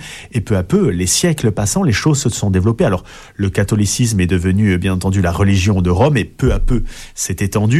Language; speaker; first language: French; native; French